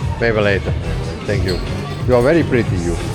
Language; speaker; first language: English; non-native, learner; Turkish